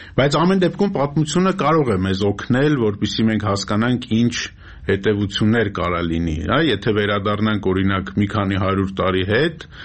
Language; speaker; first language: Armenian; native; Armenian